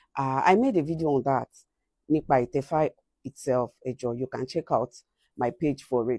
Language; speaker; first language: English; non-native, local second language; Yoruba